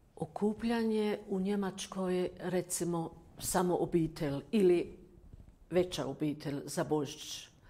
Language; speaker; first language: Croatian; non-native, fluent; German